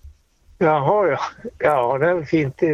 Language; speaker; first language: Swedish; native; Swedish